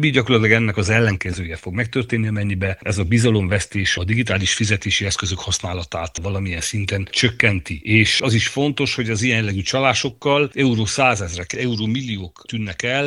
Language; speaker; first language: Hungarian; native; Hungarian